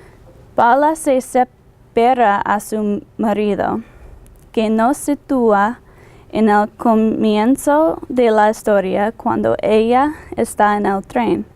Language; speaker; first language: Spanish; non-native, learner; English